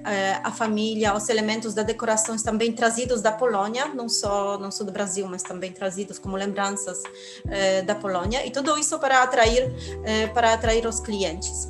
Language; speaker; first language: Portuguese; non-native, fluent; Polish